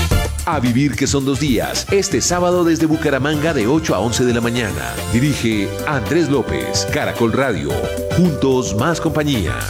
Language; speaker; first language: Spanish; native; Spanish